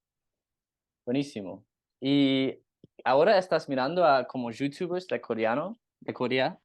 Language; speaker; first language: Spanish; non-native, learner; English